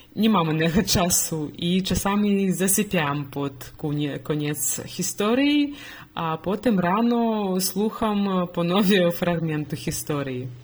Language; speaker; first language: Polish; non-native, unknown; Belarusian